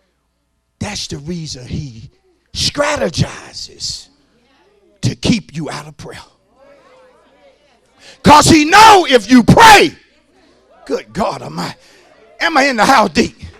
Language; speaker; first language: English; native; English